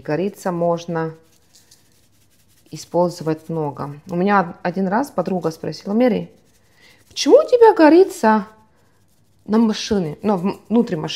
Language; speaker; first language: Russian; non-native, fluent; Estonian